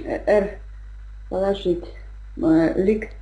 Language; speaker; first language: German; non-native, learner; Russian